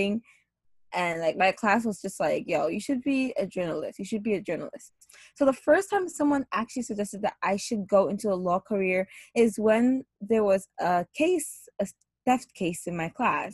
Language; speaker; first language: English; non-native, local second language; Hausa